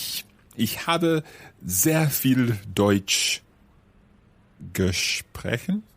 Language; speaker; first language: German; non-native, fluent; English